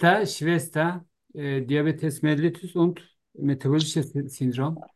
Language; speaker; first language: German; non-native, learner; Turkish